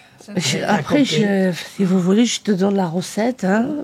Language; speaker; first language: French; non-native, learner; Arabic